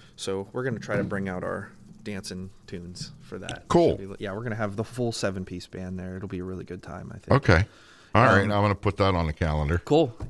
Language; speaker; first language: English; native; English